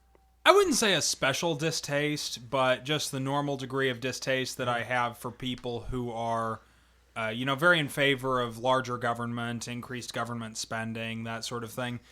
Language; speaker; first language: English; native; English